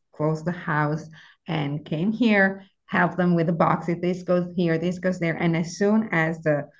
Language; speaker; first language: English; non-native, fluent; Italian